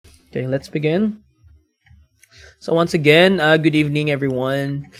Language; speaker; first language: English; non-native, local second language; Filipino